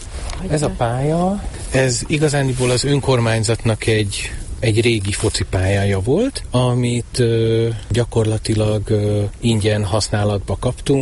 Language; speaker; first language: Hungarian; native; Hungarian